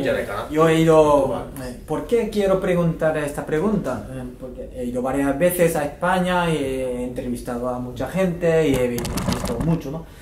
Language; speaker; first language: Spanish; non-native, fluent; Japanese